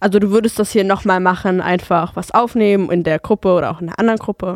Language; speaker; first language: German; native; German